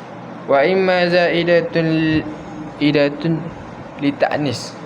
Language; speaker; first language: Arabic; non-native, learner; Malay